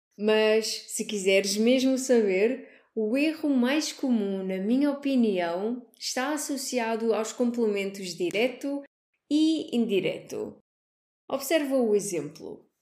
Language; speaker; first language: Portuguese; native; Portuguese